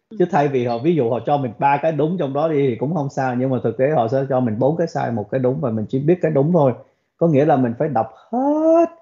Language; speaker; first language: Vietnamese; early bilingual, other home language; English